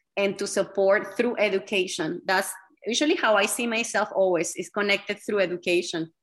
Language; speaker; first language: English; non-native, fluent; Spanish